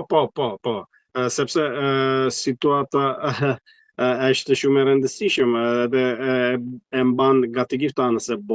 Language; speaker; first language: Albanian; non-native, fluent; Turkish